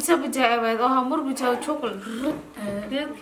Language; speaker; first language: Turkish; non-native, learner; Indonesian